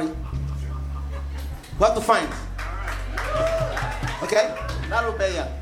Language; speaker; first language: English; non-native, learner; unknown